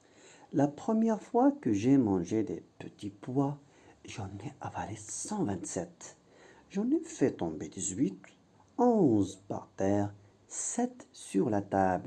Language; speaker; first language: French; non-native, local second language; Arabic